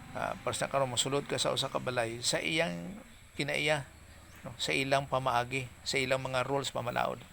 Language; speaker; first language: Cebuano; non-native, local second language; Hiligaynon